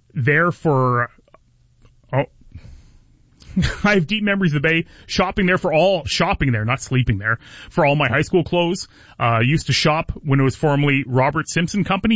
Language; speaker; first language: English; native; English